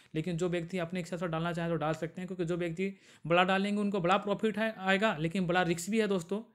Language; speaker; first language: Hindi; native; Hindi